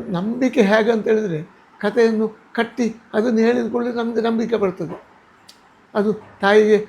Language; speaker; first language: Kannada; non-native, local second language; Tulu